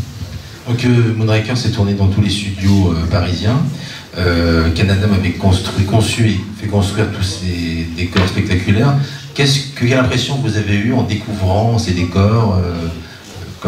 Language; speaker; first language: French; native; French